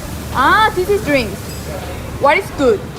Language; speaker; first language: English; non-native, learner; Japanese